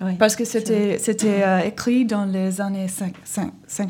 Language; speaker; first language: French; non-native, learner; English